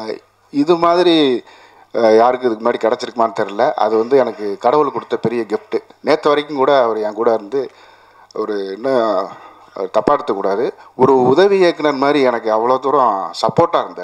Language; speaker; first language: Tamil; native; Tamil